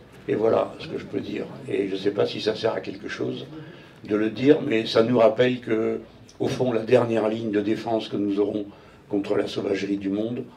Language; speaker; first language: French; native; French